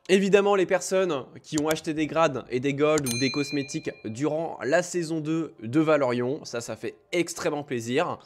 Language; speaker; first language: French; native; French